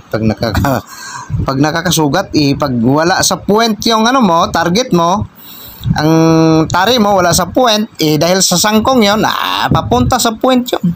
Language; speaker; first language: Filipino; non-native, local second language; Cebuano